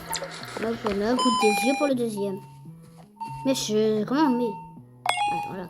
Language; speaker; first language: French; native; French